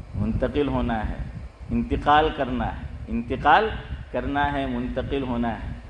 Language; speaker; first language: Urdu; non-native, local second language; Gujarati